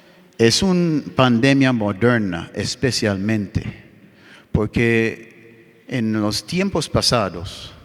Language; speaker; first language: Spanish; non-native, fluent; English